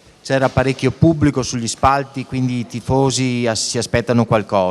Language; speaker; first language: Italian; native; Italian